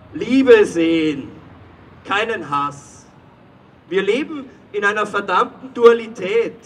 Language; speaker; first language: German; native; German